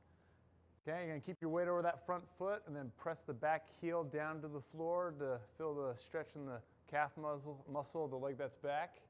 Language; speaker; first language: English; native; English